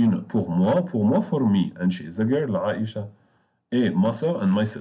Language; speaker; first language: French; non-native, fluent; Arabic